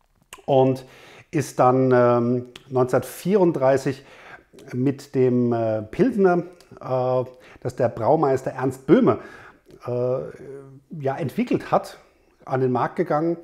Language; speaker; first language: German; native; German